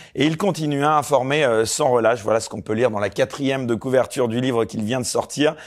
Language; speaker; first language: French; native; French